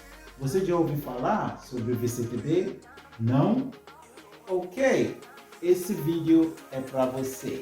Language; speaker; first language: Portuguese; non-native, fluent; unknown